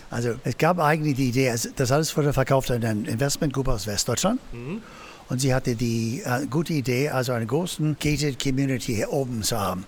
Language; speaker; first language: German; non-native, fluent; English